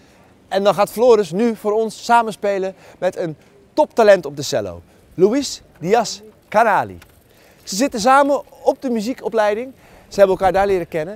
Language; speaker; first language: Dutch; native; Dutch